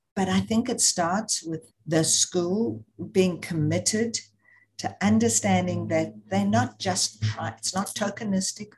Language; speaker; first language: English; native; English